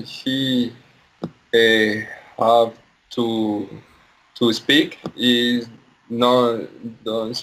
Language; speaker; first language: English; non-native, learner; Spanish